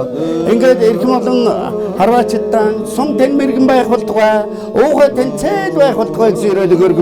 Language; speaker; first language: Mongolian; native; Mongolian